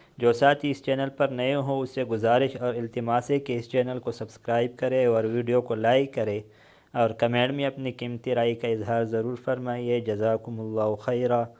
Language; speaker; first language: Urdu; non-native, local second language; Pashto